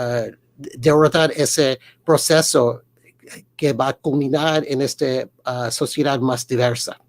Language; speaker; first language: Spanish; early bilingual, heritage; Spanish